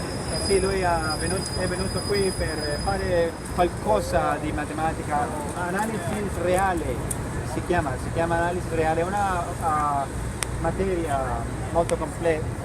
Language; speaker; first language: Italian; non-native, learner; Spanish